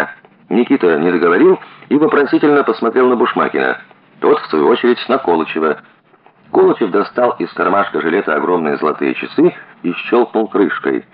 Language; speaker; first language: Russian; native; Russian